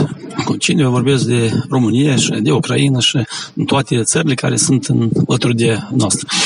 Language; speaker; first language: Romanian; non-native, local second language; Gagauz